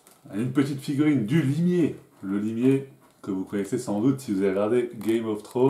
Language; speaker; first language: French; native; French